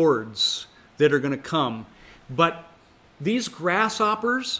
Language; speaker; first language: English; native; English